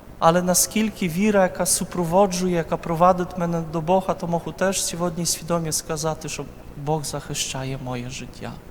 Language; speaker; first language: Ukrainian; non-native, fluent; Polish